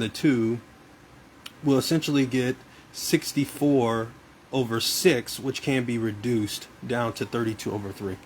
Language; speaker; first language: English; native; English